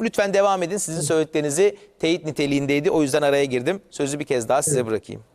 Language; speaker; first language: Turkish; native; Turkish